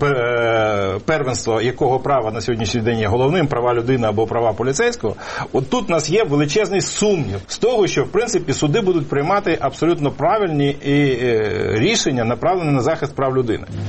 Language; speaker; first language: Ukrainian; native; Ukrainian